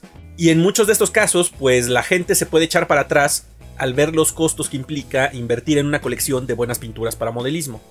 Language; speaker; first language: Spanish; native; Spanish